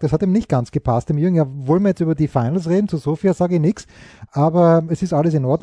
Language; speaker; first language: German; native; German